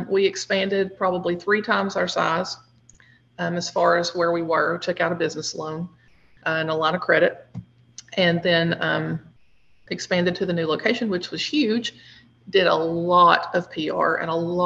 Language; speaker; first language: English; native; English